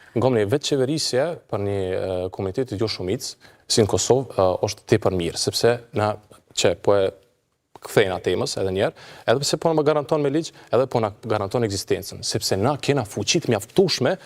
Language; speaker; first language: Albanian; non-native, local second language; Bosnian